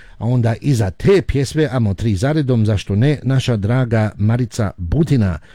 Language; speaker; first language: Croatian; early bilingual, heritage; Croatian